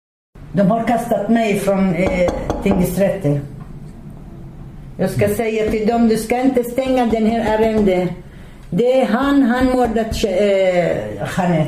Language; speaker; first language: Swedish; non-native, learner; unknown